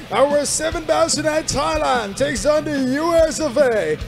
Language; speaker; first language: English; non-native, fluent; Thai